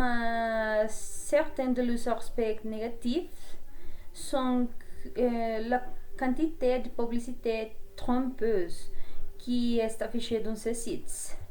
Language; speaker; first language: French; non-native, learner; Spanish